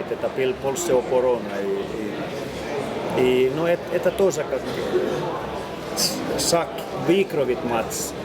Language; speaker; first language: Russian; non-native, learner; Finnish